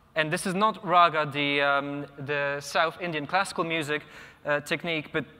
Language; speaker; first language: English; non-native, fluent; Polish